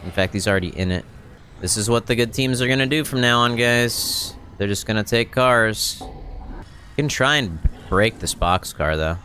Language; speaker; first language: English; native; English